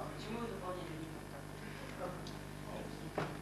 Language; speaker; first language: Russian; non-native, learner; German